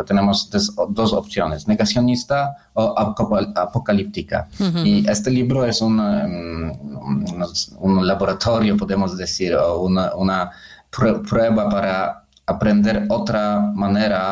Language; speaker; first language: Spanish; non-native, learner; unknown